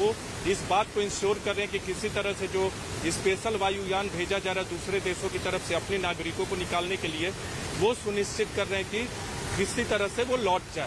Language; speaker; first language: Hindi; native; Hindi